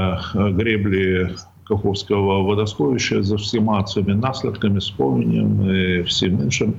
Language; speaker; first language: Ukrainian; native; Ukrainian